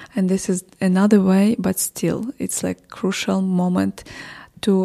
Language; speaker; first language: English; non-native, fluent; Ukrainian